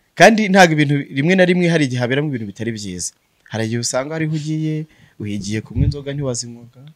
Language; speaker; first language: Kinyarwanda; native; Kinyarwanda